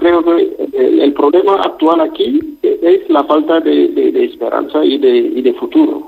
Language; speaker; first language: Spanish; non-native, fluent; Wolof